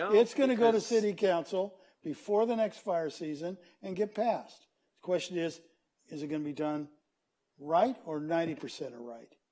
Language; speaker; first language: English; native; English